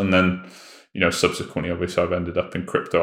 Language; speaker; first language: English; native; English